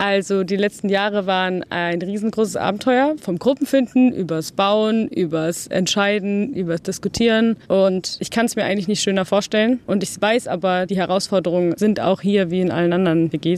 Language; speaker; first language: German; native; German